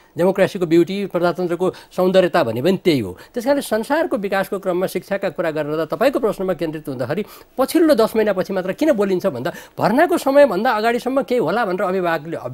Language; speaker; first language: Nepali; native; Nepali